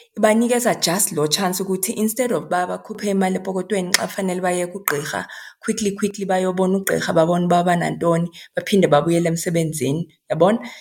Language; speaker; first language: Xhosa; non-native, local second language; Zulu